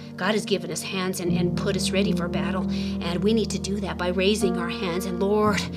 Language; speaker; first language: English; native; English